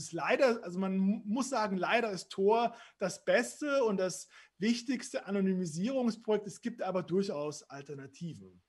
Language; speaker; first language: German; native; German